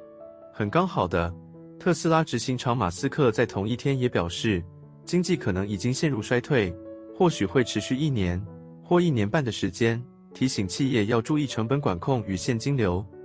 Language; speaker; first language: Chinese; native; Chinese